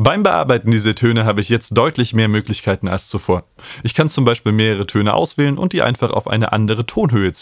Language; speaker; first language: German; native; German